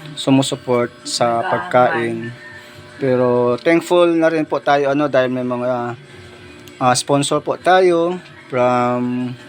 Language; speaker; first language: Filipino; non-native, local second language; Bikol